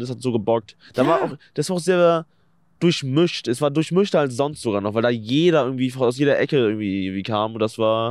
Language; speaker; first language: German; native; German